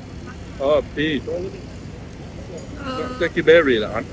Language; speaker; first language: English; non-native, learner; Indonesian